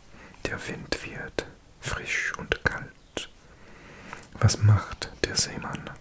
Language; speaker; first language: German; non-native, learner; English